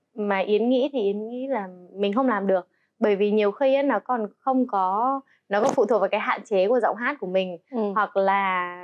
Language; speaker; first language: Vietnamese; native; Vietnamese